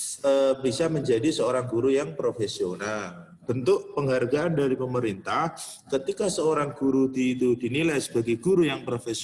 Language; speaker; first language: Indonesian; non-native, local second language; Javanese